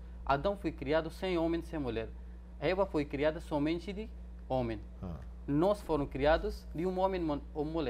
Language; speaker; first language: Portuguese; non-native, fluent; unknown